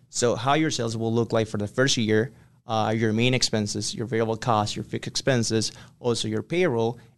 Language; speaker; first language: English; non-native, fluent; Spanish